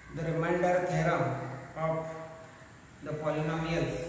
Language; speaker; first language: English; non-native, local second language; Marathi